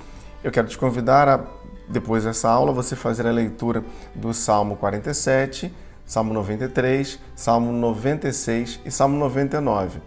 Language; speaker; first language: Portuguese; native; Portuguese